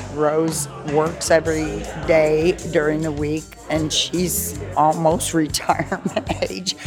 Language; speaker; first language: English; native; English